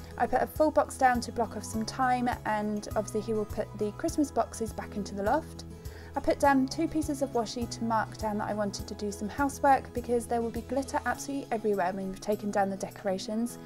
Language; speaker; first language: English; native; English